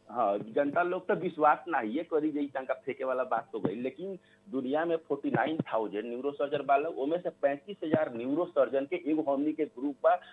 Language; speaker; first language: Bhojpuri; native; Bhojpuri